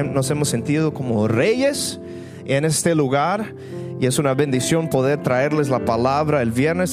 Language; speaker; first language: Spanish; early bilingual, other home language; English